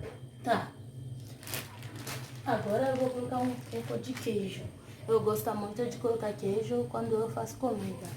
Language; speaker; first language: Portuguese; non-native, learner; Haitian Creole